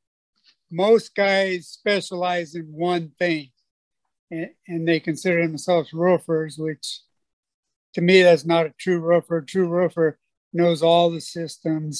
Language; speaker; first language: English; native; English